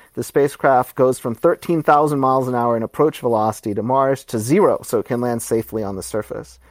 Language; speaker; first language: English; native; English